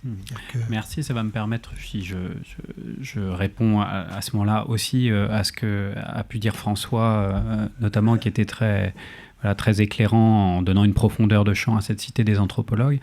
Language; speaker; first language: French; native; French